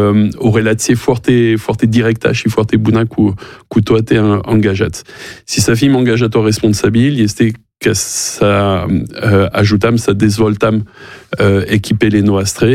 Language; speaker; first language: Romanian; non-native, learner; French